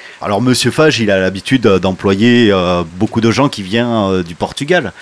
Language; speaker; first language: French; native; French